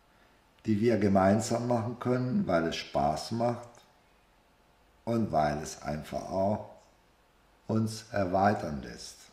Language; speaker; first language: German; non-native, fluent; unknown